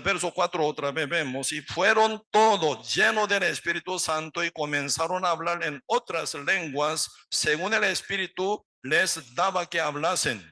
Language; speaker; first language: Spanish; non-native, learner; Korean